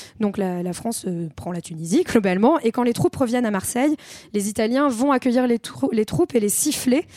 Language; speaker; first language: French; native; French